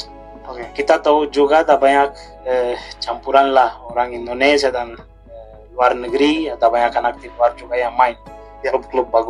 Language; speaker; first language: Indonesian; non-native, learner; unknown